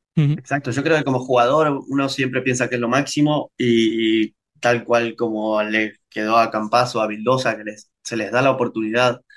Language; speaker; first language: Spanish; native; Spanish